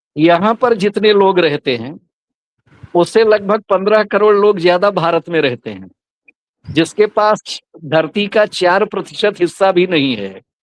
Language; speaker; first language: Hindi; native; Hindi